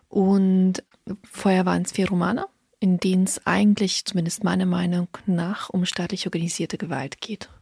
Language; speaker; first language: German; early bilingual, other home language; Russian